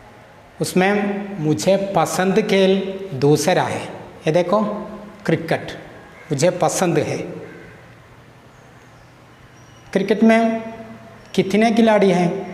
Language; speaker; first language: Hindi; non-native, local second language; Malayalam